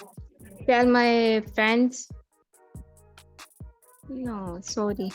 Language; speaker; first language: English; non-native, learner; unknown